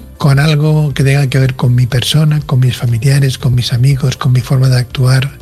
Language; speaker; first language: Spanish; native; Spanish